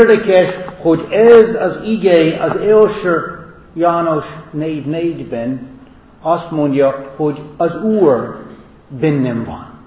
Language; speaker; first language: Hungarian; non-native, fluent; English